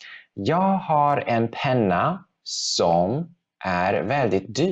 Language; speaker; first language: Swedish; non-native, fluent; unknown